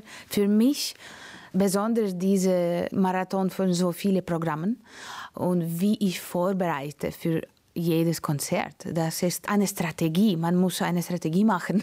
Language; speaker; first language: German; non-native, learner; Latvian